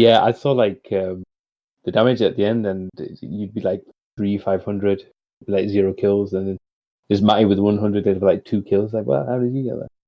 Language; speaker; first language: English; native; English